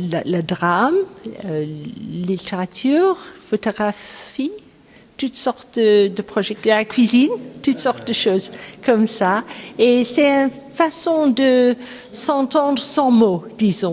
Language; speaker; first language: French; non-native, fluent; English